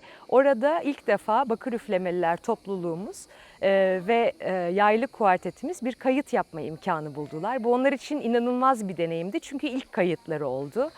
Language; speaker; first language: Turkish; native; Turkish